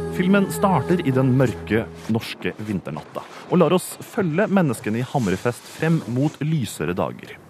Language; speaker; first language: Norwegian; native; Norwegian